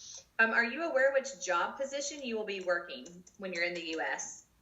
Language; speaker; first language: English; native; English